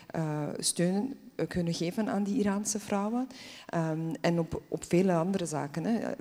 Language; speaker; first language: Dutch; early bilingual, other home language; Polish